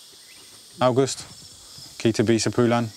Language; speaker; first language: Indonesian; non-native, learner; English